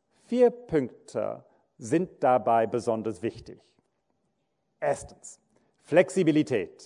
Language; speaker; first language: German; non-native, fluent; English